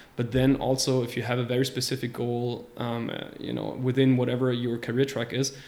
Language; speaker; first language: English; non-native, fluent; German